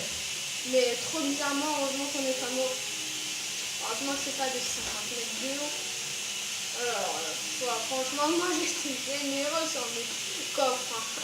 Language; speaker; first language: French; native; French